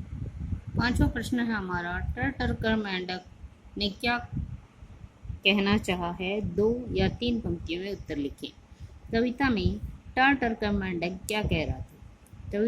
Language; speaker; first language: Hindi; native; Hindi